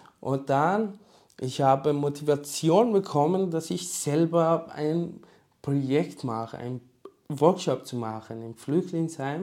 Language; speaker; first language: German; non-native, learner; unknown